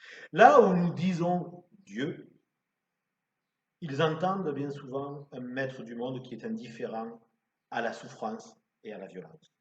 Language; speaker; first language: French; native; French